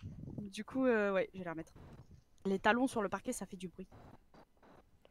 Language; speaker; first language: French; native; French